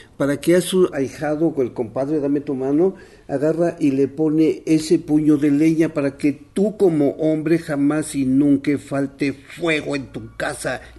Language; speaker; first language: Spanish; non-native, local second language; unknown